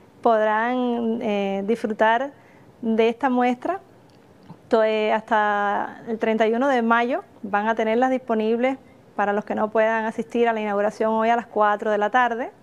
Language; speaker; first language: Spanish; native; Spanish